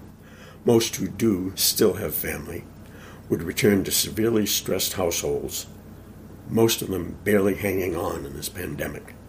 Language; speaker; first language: English; native; English